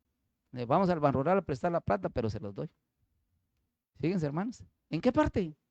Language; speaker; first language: Spanish; native; Spanish